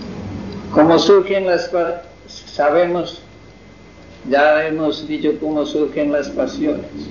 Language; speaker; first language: Spanish; non-native, fluent; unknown